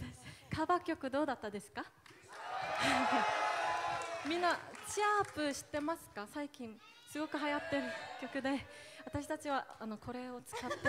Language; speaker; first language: Japanese; non-native, fluent; Korean